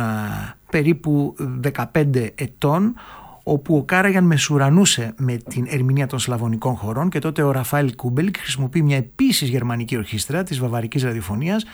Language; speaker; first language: Greek; native; Greek